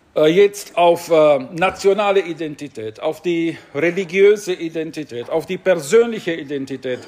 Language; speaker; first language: German; non-native, fluent; Romanian